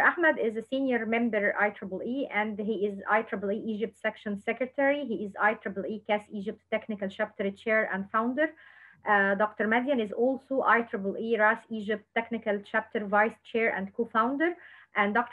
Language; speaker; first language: English; non-native, fluent; Arabic